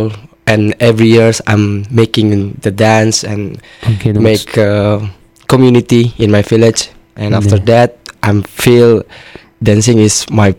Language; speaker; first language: English; non-native, learner; Indonesian